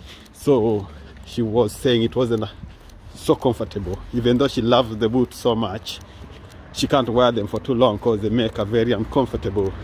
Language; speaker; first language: English; non-native, local second language; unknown